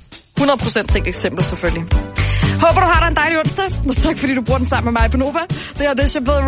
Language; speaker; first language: Danish; native; Danish